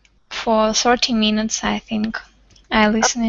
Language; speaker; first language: English; non-native, learner; Russian